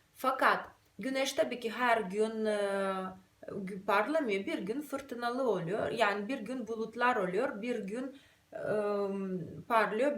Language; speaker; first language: Turkish; non-native, fluent; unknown